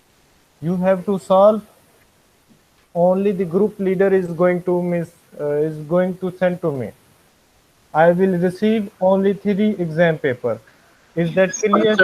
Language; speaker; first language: English; non-native, fluent; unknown